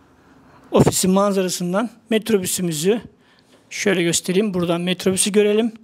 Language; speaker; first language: Turkish; native; Turkish